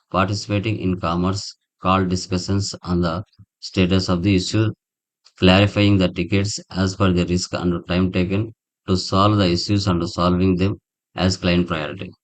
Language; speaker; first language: English; non-native, local second language; Telugu